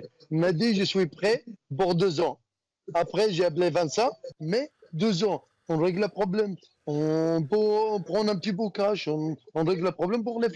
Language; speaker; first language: French; non-native, learner; Arabic